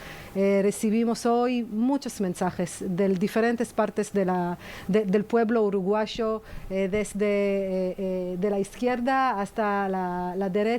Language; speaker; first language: Spanish; non-native, fluent; Hebrew